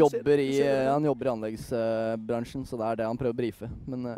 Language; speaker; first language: Norwegian; native; Norwegian